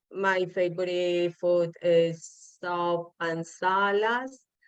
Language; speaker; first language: English; non-native, learner; Spanish